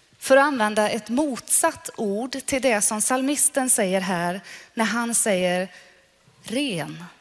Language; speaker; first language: Swedish; non-native, fluent; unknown